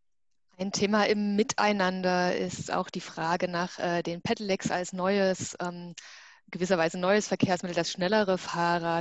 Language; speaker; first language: German; native; German